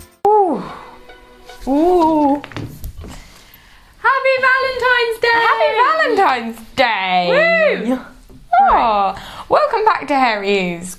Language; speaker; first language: English; native; English